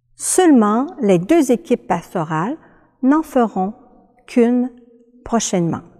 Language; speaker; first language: French; native; French